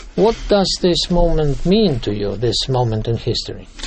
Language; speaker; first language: English; non-native, fluent; Russian